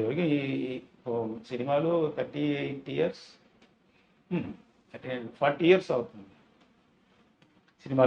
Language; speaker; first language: Telugu; non-native, local second language; Tamil